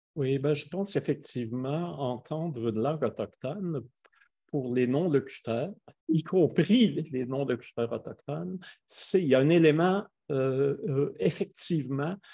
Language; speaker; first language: French; native; French